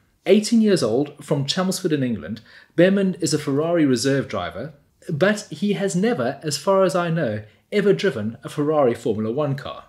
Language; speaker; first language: English; native; English